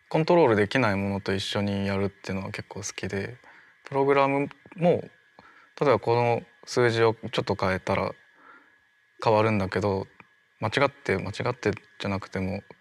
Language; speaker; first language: Japanese; native; Japanese